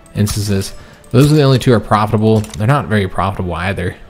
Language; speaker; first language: English; native; English